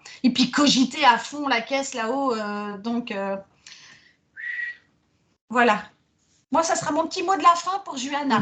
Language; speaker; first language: French; native; French